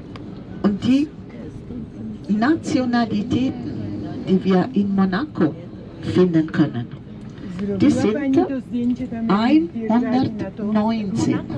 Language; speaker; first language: German; non-native, fluent; Italian